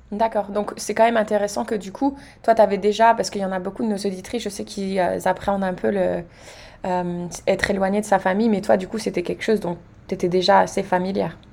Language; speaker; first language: French; native; French